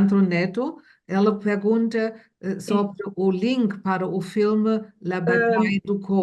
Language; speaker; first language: Portuguese; non-native, fluent; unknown